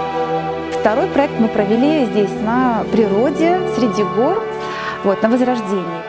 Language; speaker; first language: Russian; native; Russian